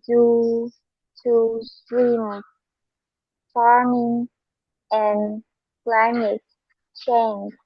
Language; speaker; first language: English; non-native, learner; Vietnamese